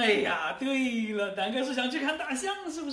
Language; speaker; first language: Chinese; native; Chinese